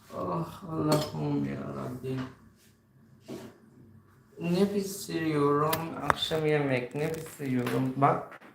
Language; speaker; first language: Turkish; non-native, learner; Filipino